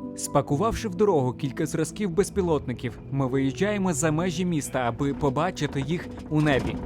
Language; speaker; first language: Ukrainian; native; Ukrainian